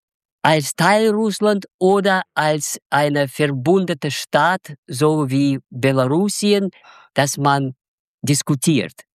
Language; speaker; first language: German; non-native, learner; Russian